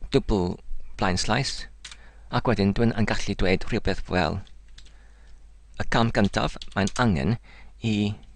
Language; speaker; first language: Welsh; non-native, learner; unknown